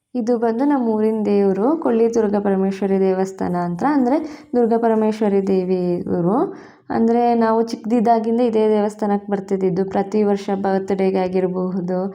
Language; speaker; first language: Kannada; non-native, local second language; Tulu